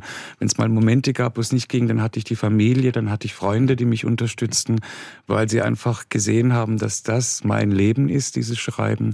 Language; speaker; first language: German; native; German